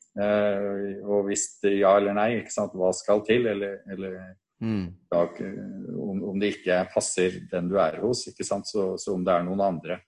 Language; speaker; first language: Norwegian; native; Norwegian